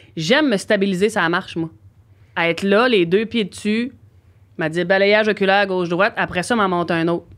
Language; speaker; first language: French; native; French